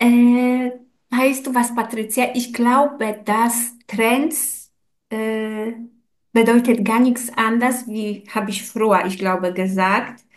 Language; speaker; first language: German; non-native, learner; Polish